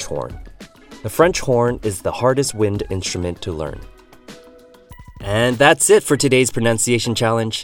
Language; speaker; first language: English; native; English